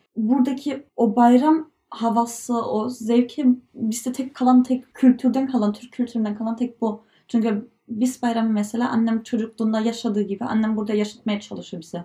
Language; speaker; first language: Turkish; early bilingual, heritage; Turkish